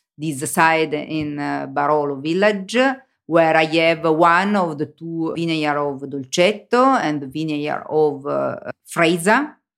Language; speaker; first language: English; non-native, learner; Italian